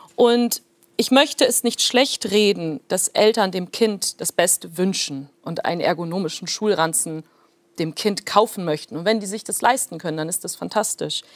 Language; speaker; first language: German; early bilingual, other home language; Plautdietsch